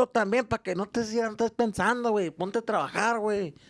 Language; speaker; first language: Spanish; early bilingual, other home language; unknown